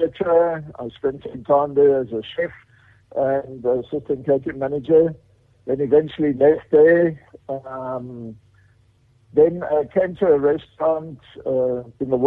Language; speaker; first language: English; native; English